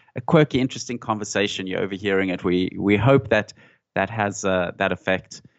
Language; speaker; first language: English; native; English